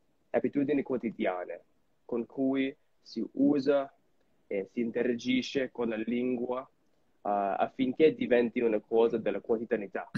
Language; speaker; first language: Italian; non-native, fluent; English